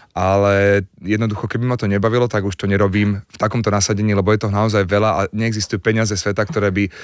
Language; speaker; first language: Slovak; native; Slovak